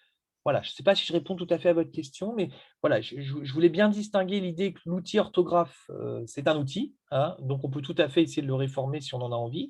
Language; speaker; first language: French; native; French